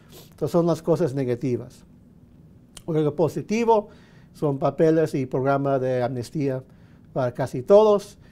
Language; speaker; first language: Spanish; early bilingual, heritage; Spanish